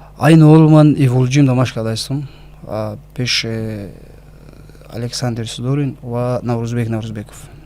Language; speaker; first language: Tajik; non-native, local second language; Shughni